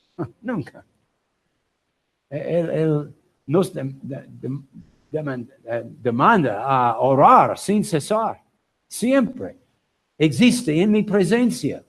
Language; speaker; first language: Spanish; non-native, learner; English